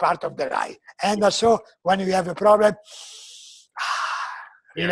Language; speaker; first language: English; non-native, learner; Italian